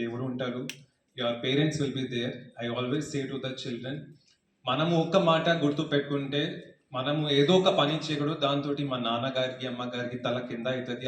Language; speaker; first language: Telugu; non-native, fluent; Hindi